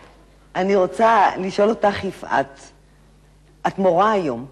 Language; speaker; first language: Hebrew; native; Hebrew